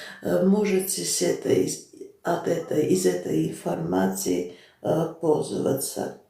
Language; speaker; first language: Russian; non-native, local second language; Armenian